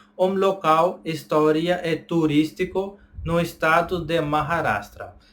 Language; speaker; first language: Portuguese; non-native, learner; Hindi